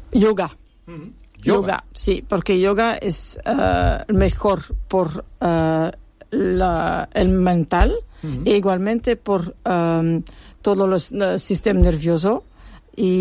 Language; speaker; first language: Spanish; non-native, learner; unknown